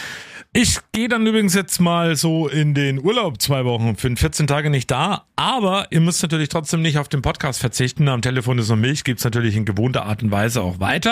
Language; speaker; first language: German; native; German